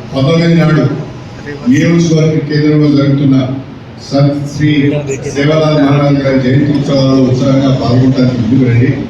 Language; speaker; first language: Telugu; native; Telugu